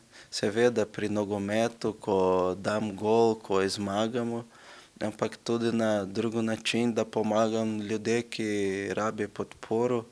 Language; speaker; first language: Slovenian; non-native, learner; Portuguese